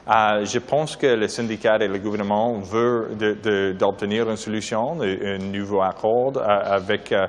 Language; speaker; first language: French; non-native, local second language; English